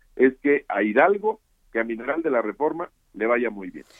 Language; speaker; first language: Spanish; native; Spanish